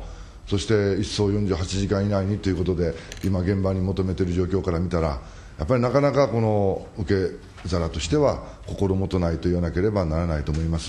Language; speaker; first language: Japanese; native; Japanese